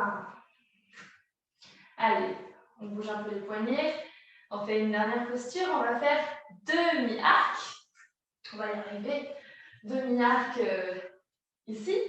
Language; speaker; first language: French; native; French